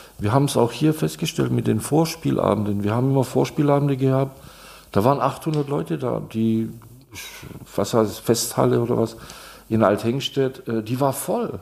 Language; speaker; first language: German; non-native, fluent; Czech